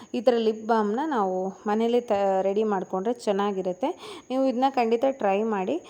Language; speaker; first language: Kannada; non-native, local second language; Tulu